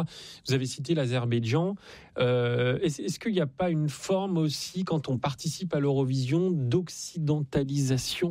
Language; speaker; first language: French; native; French